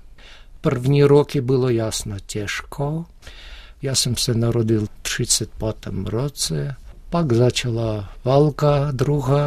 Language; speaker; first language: Czech; early bilingual, heritage; Russian